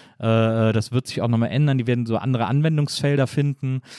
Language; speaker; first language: German; native; German